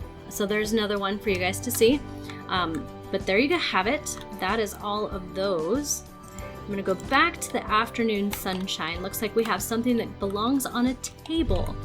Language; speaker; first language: English; native; English